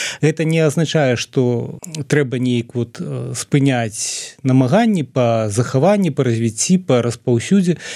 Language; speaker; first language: Belarusian; native; Belarusian